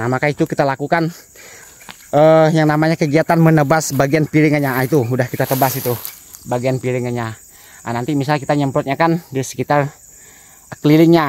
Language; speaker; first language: Indonesian; native; Indonesian